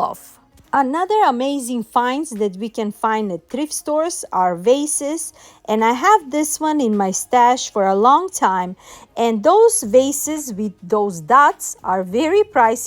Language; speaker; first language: English; non-native, fluent; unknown